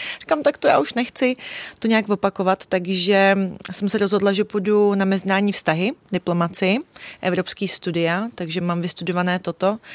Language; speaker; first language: Czech; early bilingual, other home language; Russian